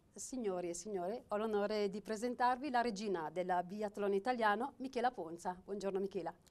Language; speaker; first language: Italian; native; Italian